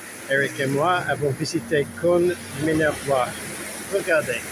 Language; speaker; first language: French; non-native, learner; English